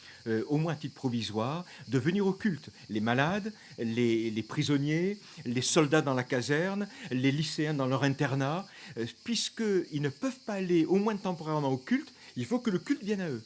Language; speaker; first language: French; native; French